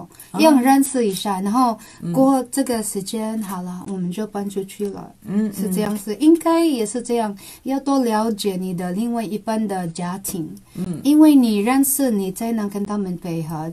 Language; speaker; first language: Chinese; non-native, local second language; Cebuano